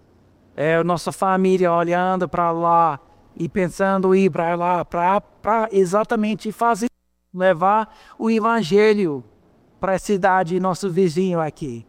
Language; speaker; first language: Portuguese; non-native, fluent; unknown